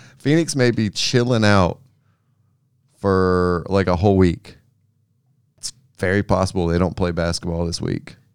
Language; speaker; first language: English; native; English